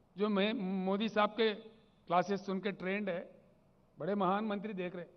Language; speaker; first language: Hindi; non-native, local second language; Telugu